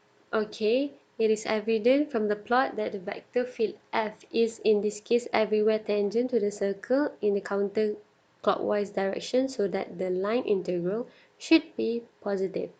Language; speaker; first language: English; non-native, local second language; Malay